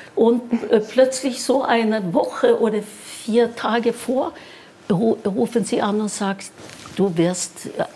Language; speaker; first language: German; non-native, fluent; Norwegian